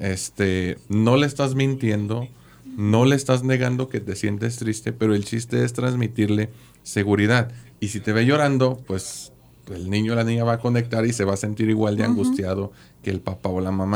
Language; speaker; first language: Spanish; native; Spanish